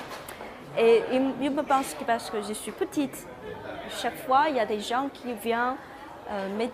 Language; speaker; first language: French; non-native, learner; Chinese